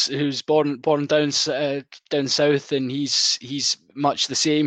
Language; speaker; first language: English; native; English